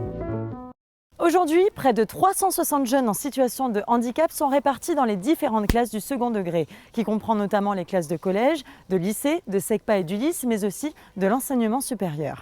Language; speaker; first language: French; native; French